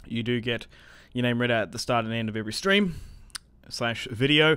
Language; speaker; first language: English; native; English